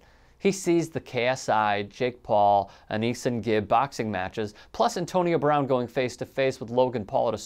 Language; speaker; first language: English; native; English